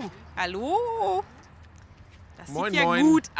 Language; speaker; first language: German; native; German